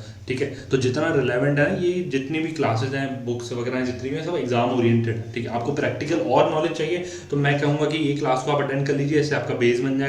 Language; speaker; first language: Hindi; native; Hindi